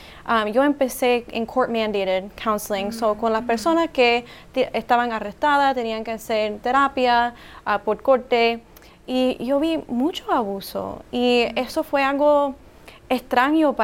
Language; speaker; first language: Spanish; early bilingual, heritage; English